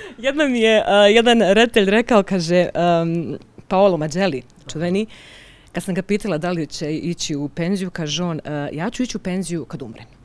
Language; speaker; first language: Bosnian; native; Bosnian